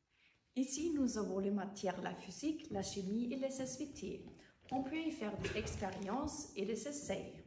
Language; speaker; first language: French; non-native, learner; German